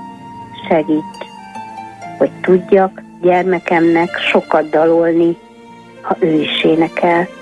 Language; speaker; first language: Hungarian; native; Hungarian